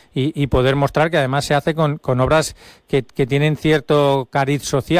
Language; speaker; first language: Spanish; native; Spanish